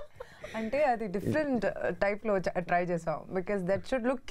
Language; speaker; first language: Telugu; non-native, fluent; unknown